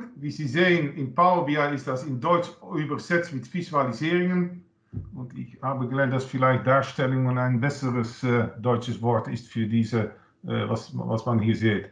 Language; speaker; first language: German; non-native, learner; Dutch